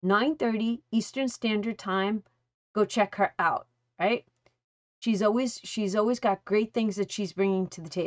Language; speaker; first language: English; native; English